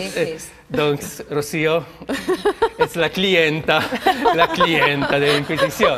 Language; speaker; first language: Catalan; non-native, learner; Polish